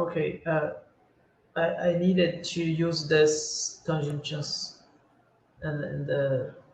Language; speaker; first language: English; non-native, learner; Portuguese